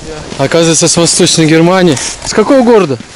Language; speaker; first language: Russian; native; Russian